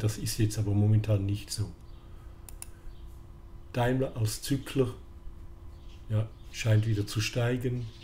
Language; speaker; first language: German; native; German